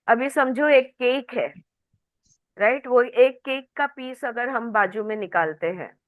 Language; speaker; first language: Hindi; non-native, local second language; Marathi